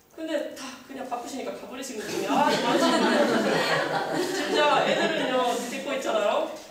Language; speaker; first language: Korean; non-native, fluent; Japanese